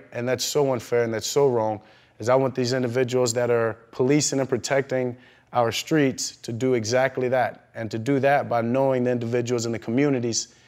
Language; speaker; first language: English; native; English